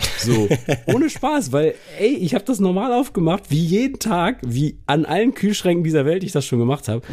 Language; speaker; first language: German; native; German